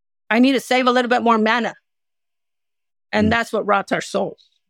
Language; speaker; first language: English; early bilingual, other home language; Spanish